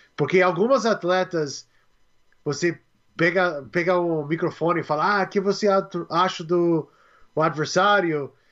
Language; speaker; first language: Portuguese; non-native, learner; English